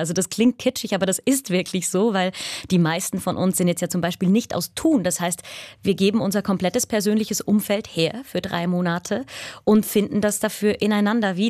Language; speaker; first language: German; native; German